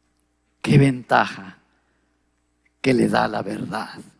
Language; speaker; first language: Spanish; native; Spanish